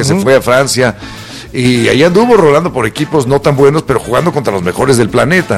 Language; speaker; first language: Spanish; native; Spanish